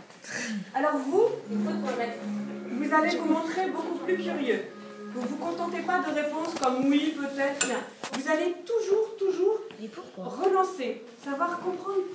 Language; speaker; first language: French; native; French